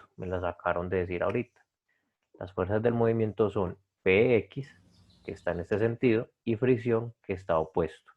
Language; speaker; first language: Spanish; native; Spanish